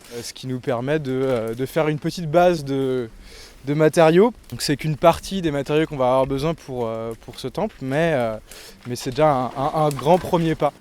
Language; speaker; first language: French; native; French